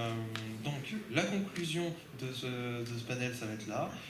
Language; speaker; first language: French; native; French